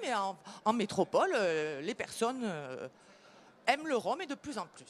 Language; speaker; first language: French; native; French